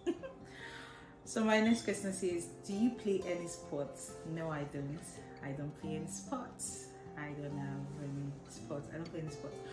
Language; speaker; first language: English; non-native, local second language; Yoruba